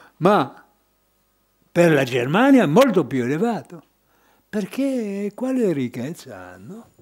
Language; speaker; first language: Italian; non-native, fluent; French